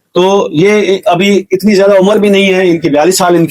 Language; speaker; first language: Urdu; native; Urdu